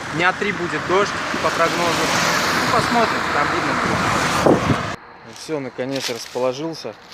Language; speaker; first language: Russian; native; Russian